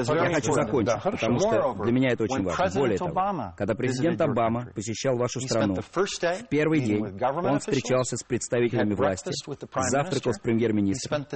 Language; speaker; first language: Russian; non-native, fluent; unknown